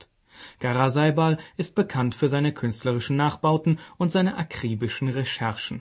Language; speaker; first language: German; native; German